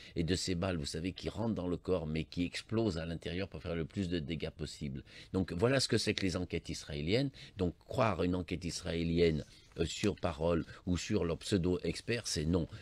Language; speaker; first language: French; native; French